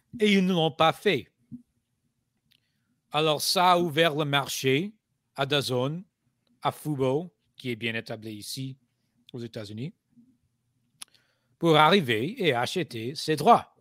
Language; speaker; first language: French; non-native, fluent; English